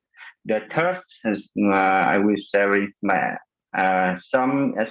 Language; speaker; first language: English; non-native, fluent; Vietnamese